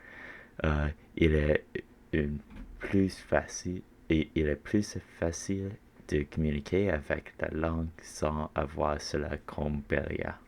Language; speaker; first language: French; non-native, learner; English